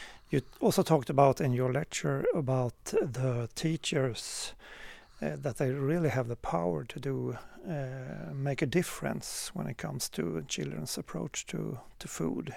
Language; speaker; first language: English; non-native, fluent; Swedish